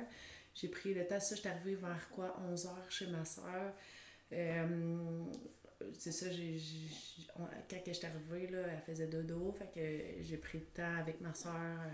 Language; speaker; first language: French; native; French